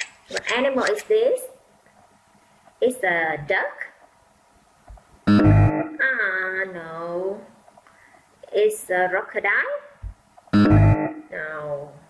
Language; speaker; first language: English; non-native, fluent; Vietnamese